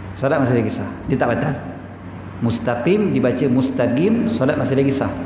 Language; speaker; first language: Malay; native; Malay